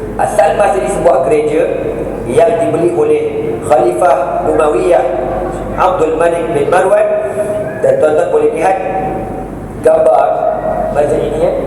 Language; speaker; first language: Malay; native; Malay